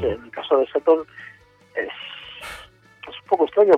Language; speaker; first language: Spanish; native; Spanish